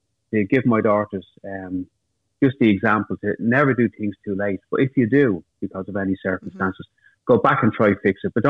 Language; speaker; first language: English; native; English